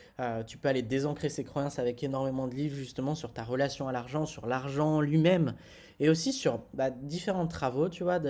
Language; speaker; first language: French; native; French